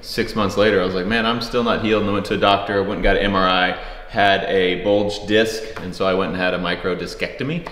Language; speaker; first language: English; native; English